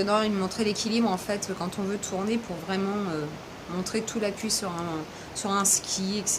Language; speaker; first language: French; native; French